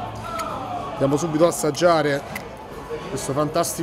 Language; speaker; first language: Italian; native; Italian